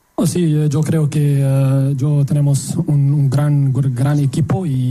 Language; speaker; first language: Spanish; non-native, learner; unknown